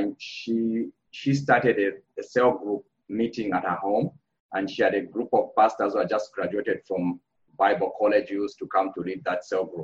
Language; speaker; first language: English; non-native, local second language; Bemba